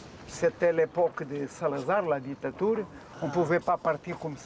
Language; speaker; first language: French; non-native, fluent; Portuguese